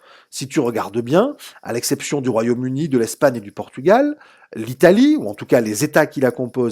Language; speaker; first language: French; native; French